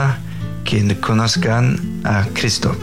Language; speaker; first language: Spanish; non-native, fluent; Faroese